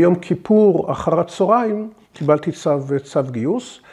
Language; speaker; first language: Hebrew; early bilingual, other home language; English